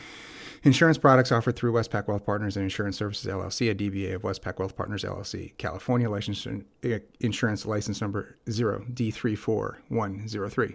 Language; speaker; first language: English; native; English